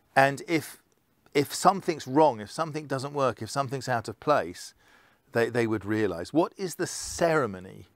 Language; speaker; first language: English; native; English